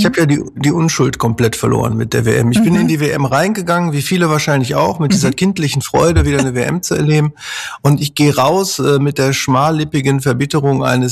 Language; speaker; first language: German; native; German